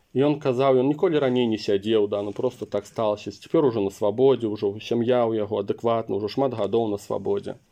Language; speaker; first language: Belarusian; non-native, local second language; Russian